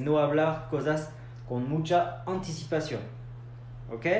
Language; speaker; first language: Spanish; non-native, fluent; French